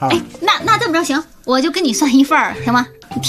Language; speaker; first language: Chinese; native; Chinese